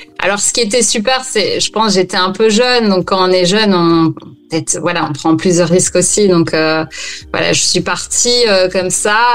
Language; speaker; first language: French; native; French